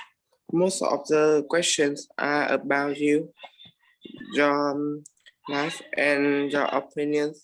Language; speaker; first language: English; non-native, learner; Vietnamese